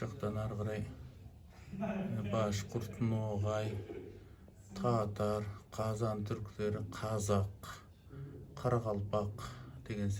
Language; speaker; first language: Turkish; non-native, learner; Kazakh